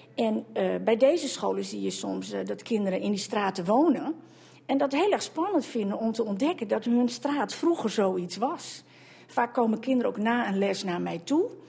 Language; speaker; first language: Dutch; native; Dutch